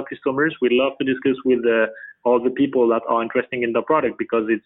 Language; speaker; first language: English; non-native, fluent; French